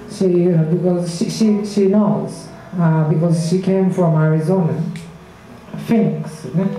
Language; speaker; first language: English; non-native, learner; Japanese